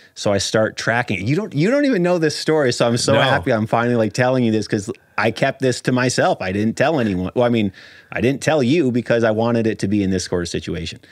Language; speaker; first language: English; native; English